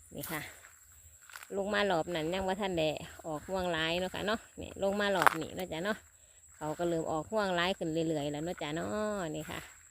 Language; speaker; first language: Thai; native; Thai